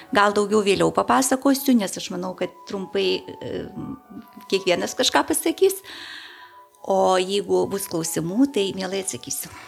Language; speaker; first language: Lithuanian; native; Lithuanian